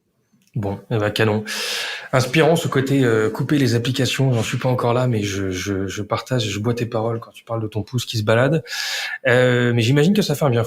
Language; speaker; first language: French; native; French